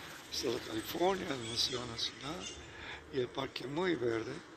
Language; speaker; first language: Spanish; native; Spanish